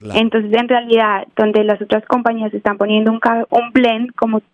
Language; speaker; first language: Spanish; native; Spanish